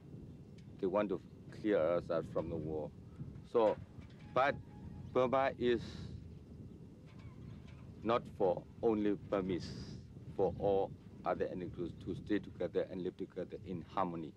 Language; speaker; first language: English; non-native, learner; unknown